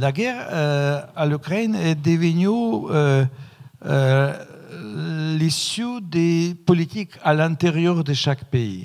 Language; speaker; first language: French; non-native, fluent; Russian